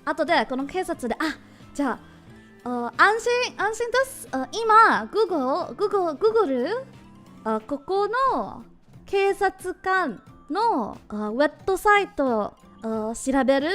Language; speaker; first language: Japanese; non-native, learner; English